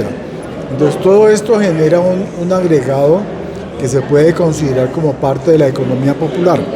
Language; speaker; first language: Spanish; native; Spanish